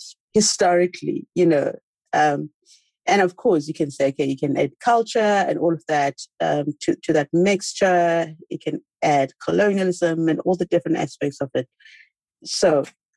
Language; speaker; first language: English; non-native, local second language; Xhosa